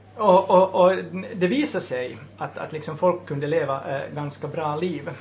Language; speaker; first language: Swedish; native; Swedish